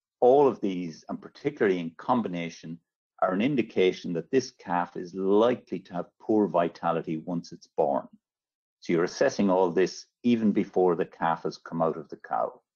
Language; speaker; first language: English; native; English